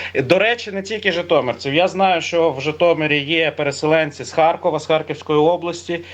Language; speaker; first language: Ukrainian; native; Ukrainian